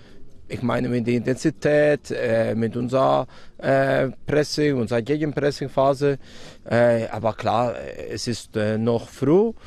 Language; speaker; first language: German; non-native, fluent; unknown